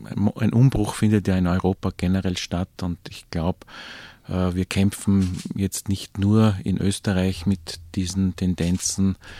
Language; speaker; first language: German; native; German